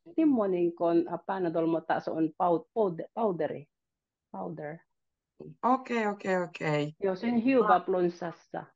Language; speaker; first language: Finnish; non-native, learner; Filipino